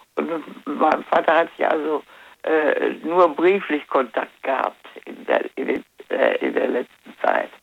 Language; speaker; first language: German; native; German